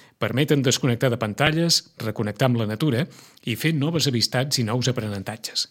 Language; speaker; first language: Catalan; native; Catalan